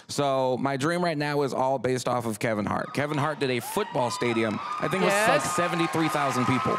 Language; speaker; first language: English; native; English